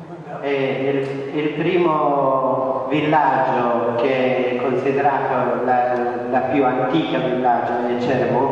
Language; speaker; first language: Italian; non-native, fluent; Central Kurdish